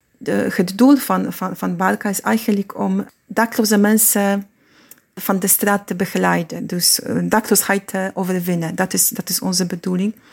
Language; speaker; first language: Dutch; non-native, fluent; Polish